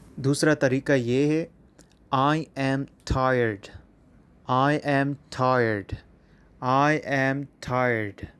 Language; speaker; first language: Urdu; native; Urdu